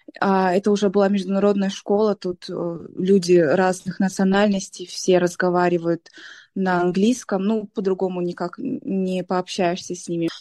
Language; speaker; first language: Russian; non-native, local second language; Tajik